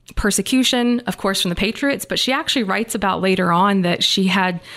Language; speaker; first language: English; native; English